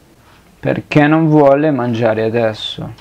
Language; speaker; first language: Italian; non-native, fluent; Spanish